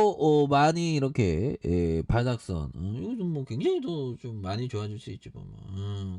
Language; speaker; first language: Korean; native; Korean